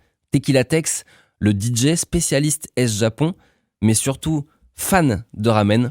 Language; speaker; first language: French; native; French